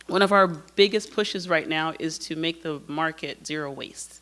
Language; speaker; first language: English; native; English